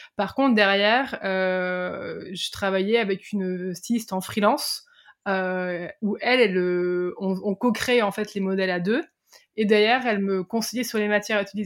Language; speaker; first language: French; native; French